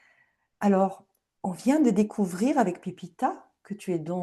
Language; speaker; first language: French; native; French